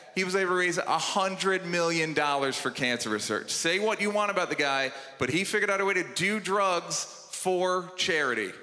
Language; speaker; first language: English; native; English